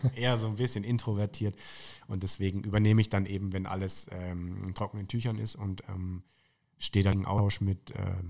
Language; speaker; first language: German; native; German